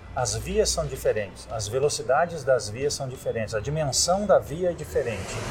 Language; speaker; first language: Portuguese; native; Portuguese